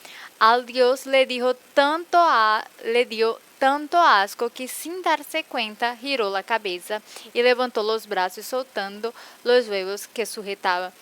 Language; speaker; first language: Spanish; non-native, fluent; Portuguese